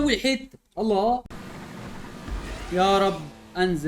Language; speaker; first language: Arabic; native; Arabic